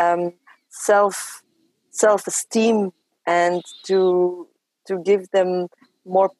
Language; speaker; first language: English; non-native, fluent; French